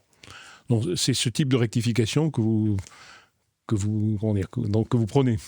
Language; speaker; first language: French; native; French